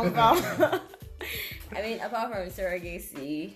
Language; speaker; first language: English; non-native, local second language; Igbo